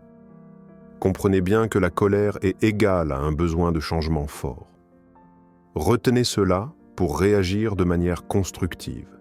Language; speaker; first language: French; native; French